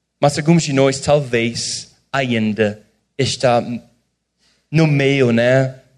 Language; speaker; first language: Portuguese; non-native, fluent; English